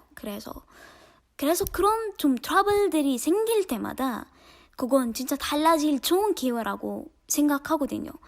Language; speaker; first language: Korean; non-native, fluent; Arabic